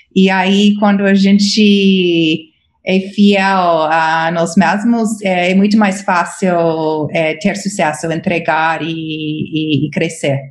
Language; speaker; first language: Portuguese; non-native, fluent; English